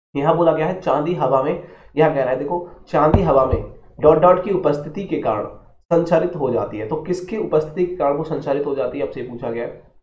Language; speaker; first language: Hindi; native; Hindi